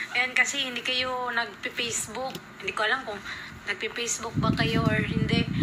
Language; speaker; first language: Filipino; non-native, local second language; Cebuano